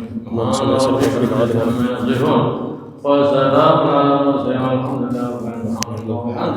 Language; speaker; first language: Arabic; native; Arabic